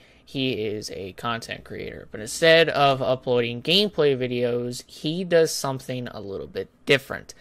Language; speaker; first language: English; native; English